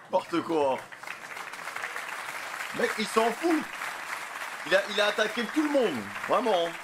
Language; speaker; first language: French; native; French